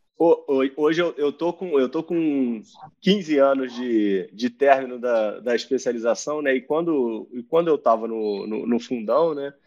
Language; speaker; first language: Portuguese; native; Portuguese